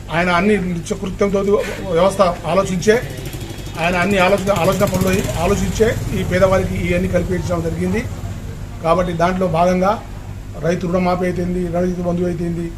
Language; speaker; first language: Telugu; native; Telugu